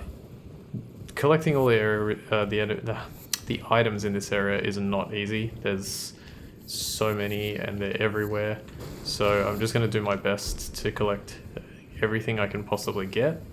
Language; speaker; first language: English; native; English